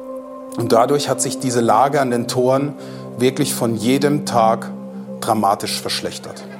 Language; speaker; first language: German; native; German